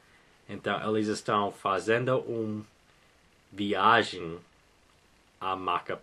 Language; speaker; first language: Portuguese; non-native, fluent; English